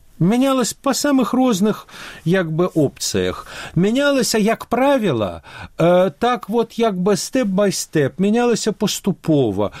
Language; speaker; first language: Belarusian; non-native, local second language; Russian